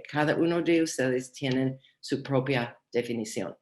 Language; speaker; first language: Spanish; non-native, learner; English